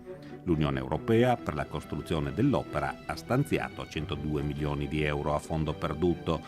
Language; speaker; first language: Italian; native; Italian